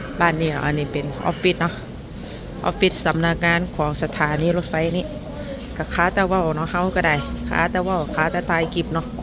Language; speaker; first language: Thai; non-native, local second language; Northeastern Thai